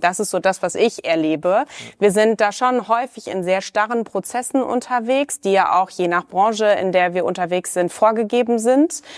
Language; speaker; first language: German; native; German